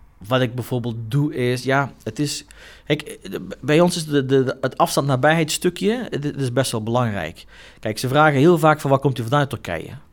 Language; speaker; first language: Dutch; early bilingual, other home language; Turkish